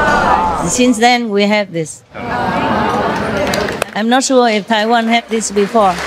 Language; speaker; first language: English; non-native, fluent; Vietnamese